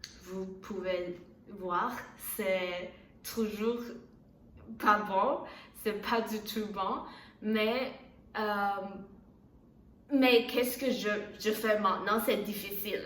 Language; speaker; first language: French; non-native, learner; Chinese